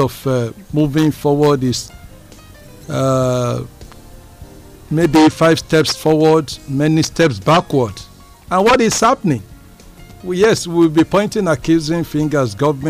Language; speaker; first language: English; non-native, local second language; Yoruba